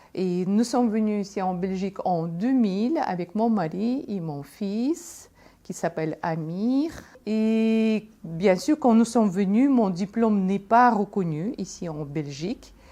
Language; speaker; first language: French; non-native, fluent; Russian